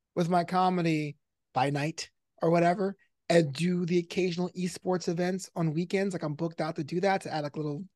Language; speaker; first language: English; native; English